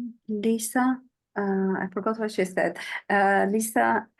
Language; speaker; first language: English; non-native, fluent; Arabic